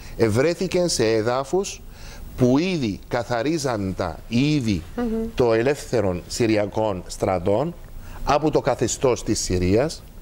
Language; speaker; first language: Greek; non-native, fluent; Arabic